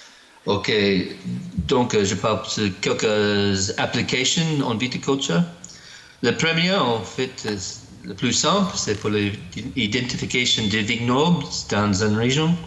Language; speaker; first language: French; non-native, learner; English